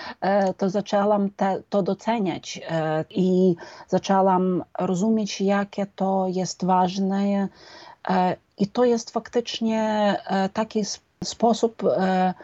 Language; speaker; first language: Polish; non-native, fluent; Ukrainian